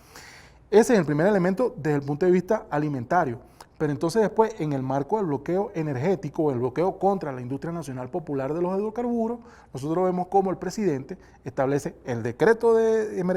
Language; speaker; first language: Spanish; native; Spanish